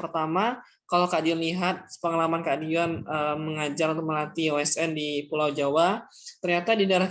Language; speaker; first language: Indonesian; non-native, local second language; Minangkabau